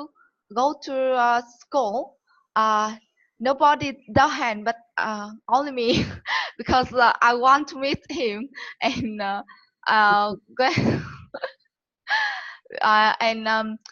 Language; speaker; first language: English; non-native, learner; Vietnamese